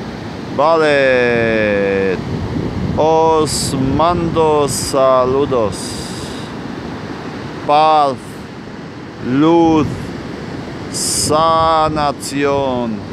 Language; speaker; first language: Spanish; non-native, fluent; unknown